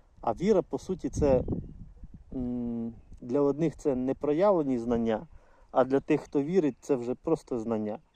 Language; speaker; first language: Ukrainian; non-native, local second language; Russian